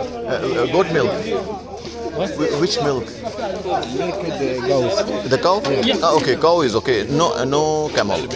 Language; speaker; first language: English; non-native, local second language; Hindi